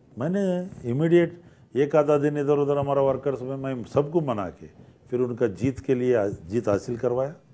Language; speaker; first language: Hindi; non-native, local second language; Telugu